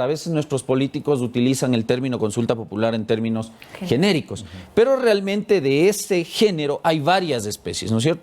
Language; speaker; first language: Spanish; native; Spanish